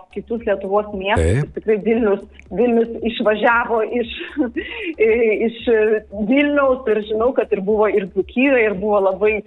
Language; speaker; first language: Lithuanian; native; Lithuanian